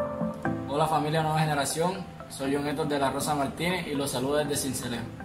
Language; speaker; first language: Spanish; native; Spanish